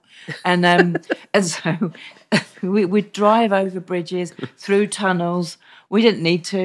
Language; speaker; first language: English; native; English